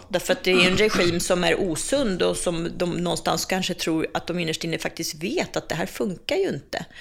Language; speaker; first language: Swedish; early bilingual, other home language; Czech